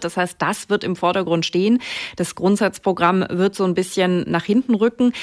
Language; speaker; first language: German; native; German